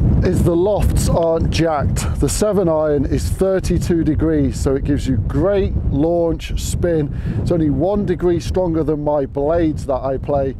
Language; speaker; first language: English; native; English